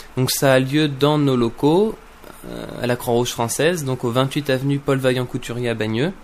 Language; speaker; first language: French; native; French